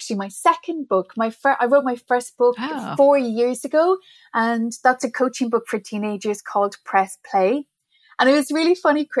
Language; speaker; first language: English; native; English